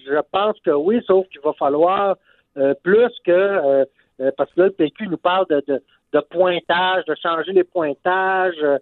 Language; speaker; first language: French; native; French